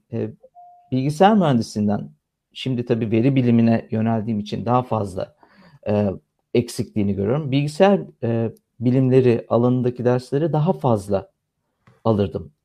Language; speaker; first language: Turkish; native; Turkish